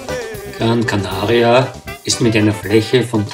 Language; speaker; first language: German; native; German